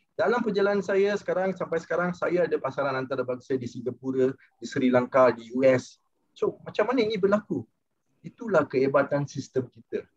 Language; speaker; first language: Malay; non-native, local second language; Tamil